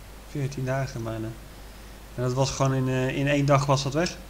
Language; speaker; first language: Dutch; native; Dutch